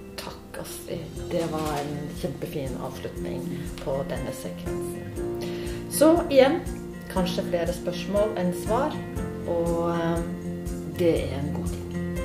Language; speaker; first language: Norwegian; native; Norwegian